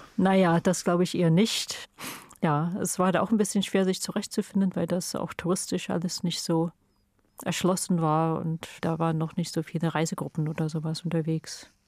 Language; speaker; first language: German; non-native, fluent; English